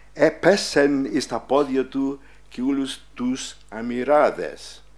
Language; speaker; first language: Greek; non-native, fluent; English